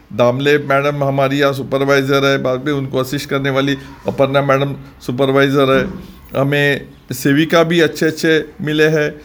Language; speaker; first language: Hindi; non-native, local second language; Marathi